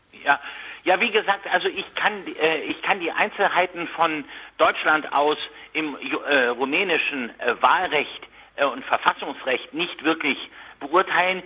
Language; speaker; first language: German; native; German